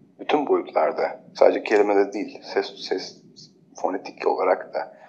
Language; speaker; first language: Turkish; native; Turkish